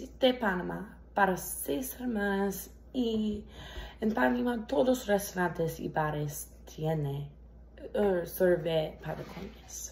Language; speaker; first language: Spanish; non-native, learner; English